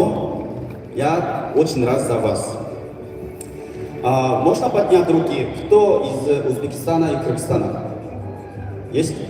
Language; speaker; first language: Russian; non-native, fluent; Korean